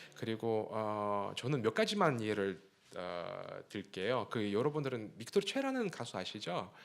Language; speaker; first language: Korean; non-native, fluent; Russian